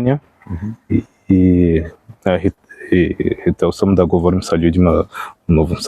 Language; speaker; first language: Serbian; non-native, learner; Portuguese